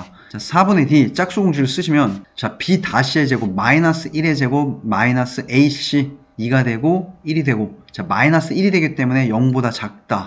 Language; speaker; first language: Korean; native; Korean